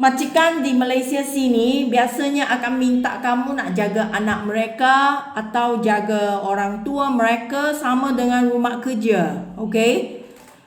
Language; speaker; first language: Indonesian; non-native, learner; Filipino